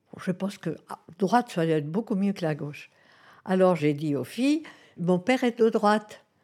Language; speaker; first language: French; early bilingual, other home language; Spanish